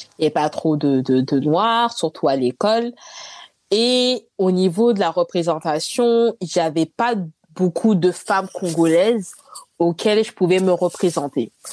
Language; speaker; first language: French; native; French